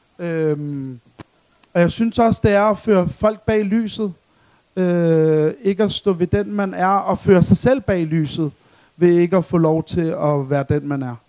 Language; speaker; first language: Danish; early bilingual, other home language; Arabic